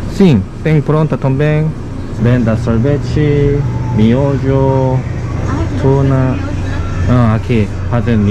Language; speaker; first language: Portuguese; non-native, learner; Korean